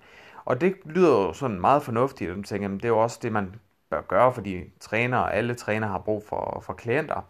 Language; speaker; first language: Danish; native; Danish